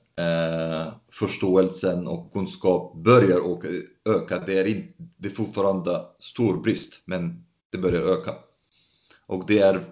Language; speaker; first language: Swedish; non-native, fluent; Arabic